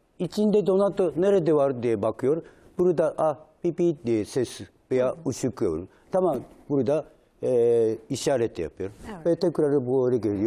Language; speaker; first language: Turkish; non-native, learner; Japanese